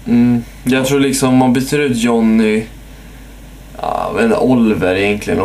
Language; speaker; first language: Swedish; native; Swedish